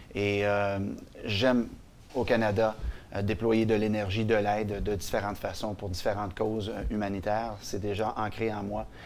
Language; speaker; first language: French; native; French